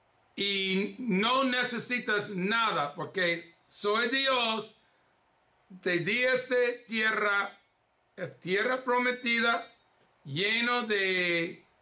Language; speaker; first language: Spanish; early bilingual, heritage; English